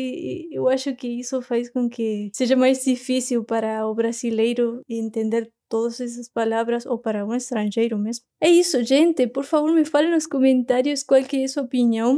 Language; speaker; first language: Portuguese; non-native, fluent; Spanish